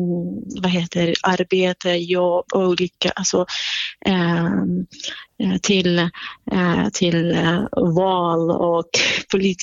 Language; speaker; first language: Swedish; non-native, fluent; Central Kurdish